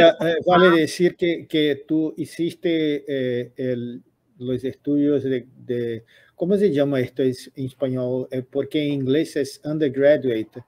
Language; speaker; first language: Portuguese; non-native, fluent; Spanish